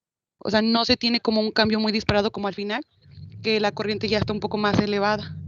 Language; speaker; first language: Spanish; native; Spanish